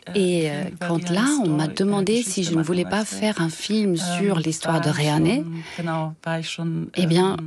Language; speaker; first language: French; non-native, fluent; German